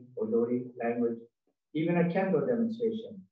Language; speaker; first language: English; native; English